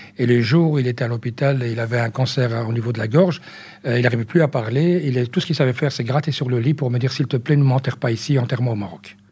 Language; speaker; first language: French; early bilingual, other home language; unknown